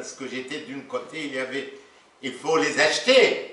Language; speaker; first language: French; non-native, local second language; Arabic